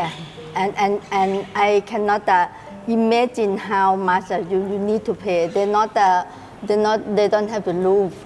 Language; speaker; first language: English; non-native, learner; Thai